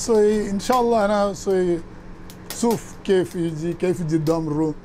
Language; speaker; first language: Arabic; non-native, learner; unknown